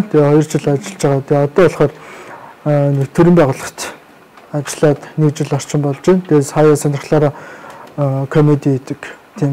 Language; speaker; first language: Mongolian; native; Mongolian